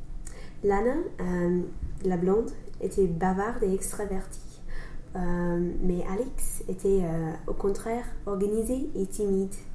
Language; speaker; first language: French; non-native, learner; English